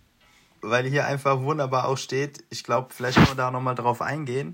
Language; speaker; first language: German; native; German